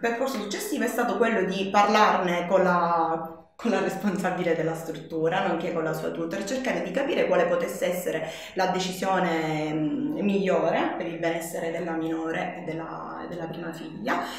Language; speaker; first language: Italian; native; Italian